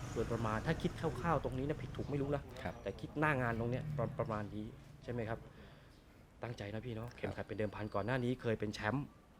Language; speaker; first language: Thai; native; Thai